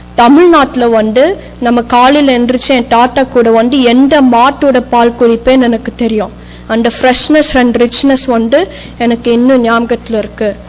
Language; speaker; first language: Tamil; early bilingual, heritage; Tamil